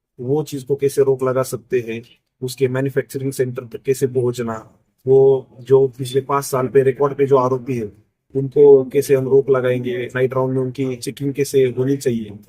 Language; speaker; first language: Hindi; non-native, local second language; Marathi